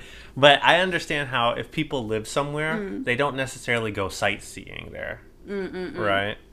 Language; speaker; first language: English; native; English